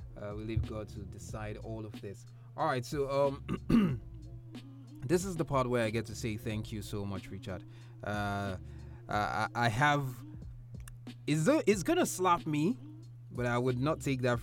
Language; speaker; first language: English; non-native, local second language; Yoruba